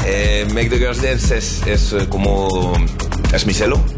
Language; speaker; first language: Spanish; non-native, learner; French